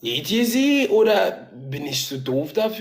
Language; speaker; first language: German; native; German